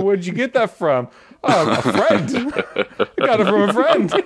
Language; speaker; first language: English; native; English